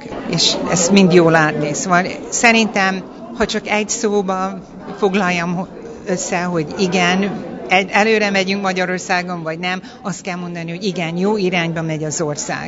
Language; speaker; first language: Hungarian; early bilingual, heritage; Hungarian